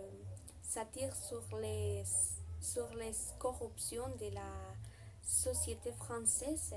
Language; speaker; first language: French; non-native, learner; Spanish